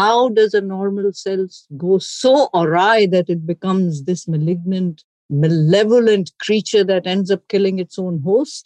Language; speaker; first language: English; non-native, local second language; Urdu